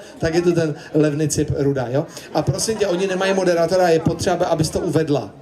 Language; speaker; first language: Czech; native; Czech